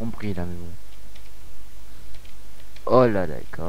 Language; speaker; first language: French; native; French